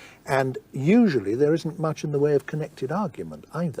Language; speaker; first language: English; native; English